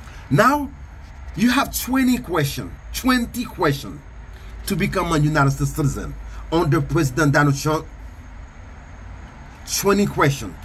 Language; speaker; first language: English; non-native, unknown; Haitian Creole